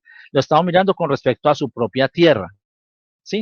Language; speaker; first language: Spanish; native; Spanish